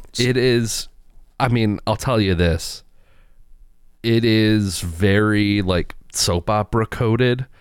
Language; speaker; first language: English; native; English